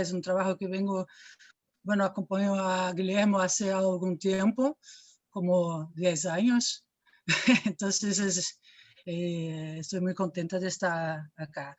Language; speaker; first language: Spanish; non-native, fluent; Portuguese